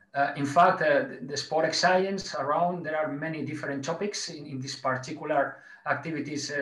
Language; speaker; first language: English; non-native, learner; Spanish